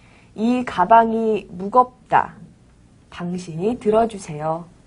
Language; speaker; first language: Korean; native; Korean